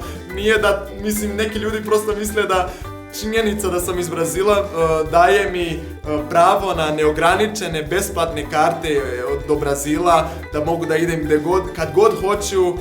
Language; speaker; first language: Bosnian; non-native, fluent; Portuguese